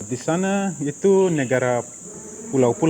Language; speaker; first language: Indonesian; non-native, fluent; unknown